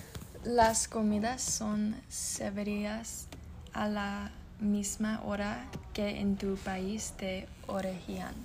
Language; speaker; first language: Spanish; non-native, learner; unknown